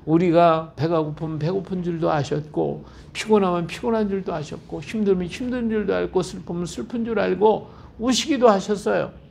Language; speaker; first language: Korean; native; Korean